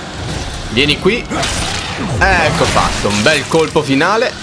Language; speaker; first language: Italian; native; Italian